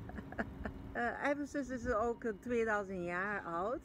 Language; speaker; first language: Dutch; non-native, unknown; Chinese